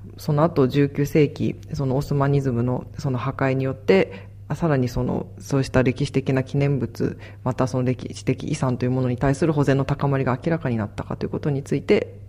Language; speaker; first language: Japanese; native; Japanese